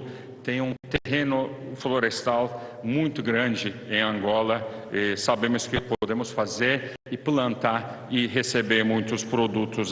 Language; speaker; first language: Portuguese; non-native, fluent; Turkish